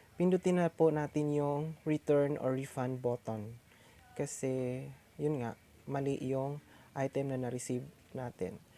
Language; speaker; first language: Filipino; non-native, local second language; Cebuano